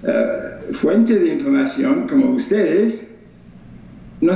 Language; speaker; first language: Spanish; non-native, fluent; English